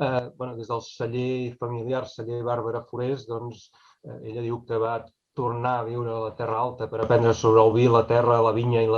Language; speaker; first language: Catalan; native; Catalan